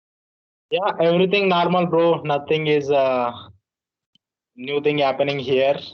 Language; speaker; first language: English; non-native, learner; Telugu